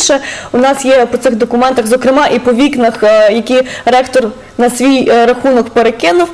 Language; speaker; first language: Ukrainian; native; Ukrainian